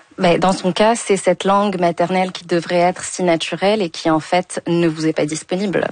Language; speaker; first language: French; native; French